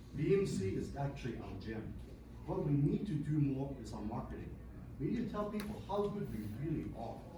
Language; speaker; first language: English; non-native, local second language; Cantonese